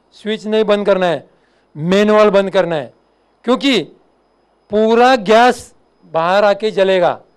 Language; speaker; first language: Hindi; non-native, local second language; Marathi